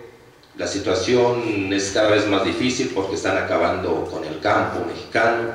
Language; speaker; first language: Spanish; native; Spanish